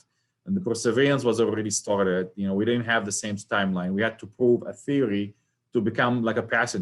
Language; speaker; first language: English; non-native, fluent; Arabic